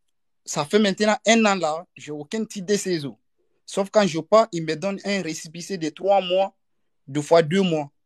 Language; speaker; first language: French; non-native, learner; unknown